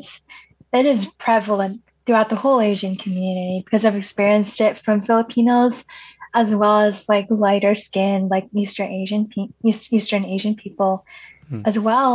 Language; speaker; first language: English; early bilingual, other home language; Cebuano